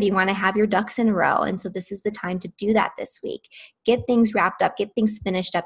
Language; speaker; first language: English; native; English